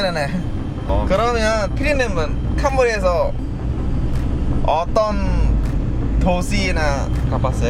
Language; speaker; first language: Korean; non-native, learner; Khmer